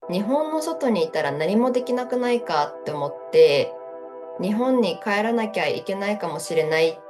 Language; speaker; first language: Japanese; native; Japanese